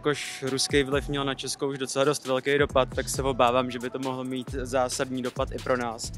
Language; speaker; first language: Czech; native; Czech